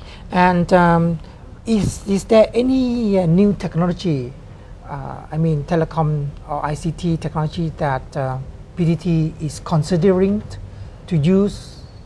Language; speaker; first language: English; non-native, fluent; Thai